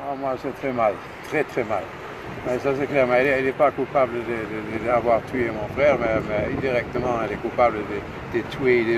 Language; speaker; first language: French; non-native, fluent; German